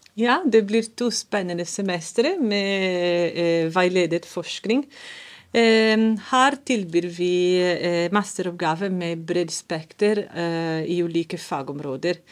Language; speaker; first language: Norwegian; non-native, fluent; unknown